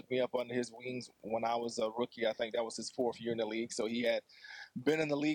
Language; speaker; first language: English; native; English